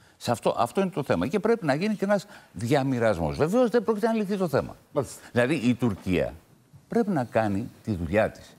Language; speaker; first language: Greek; native; Greek